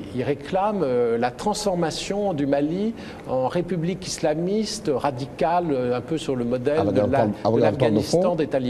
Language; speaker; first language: French; native; French